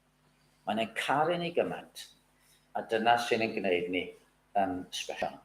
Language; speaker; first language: Welsh; native; Welsh